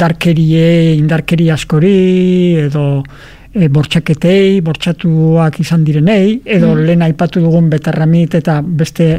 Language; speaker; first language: Basque; native; Basque